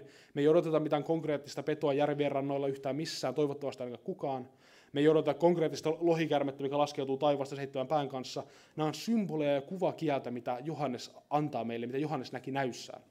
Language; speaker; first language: Finnish; native; Finnish